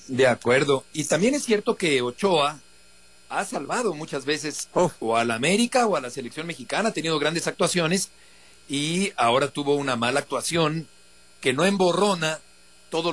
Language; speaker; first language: Spanish; native; Spanish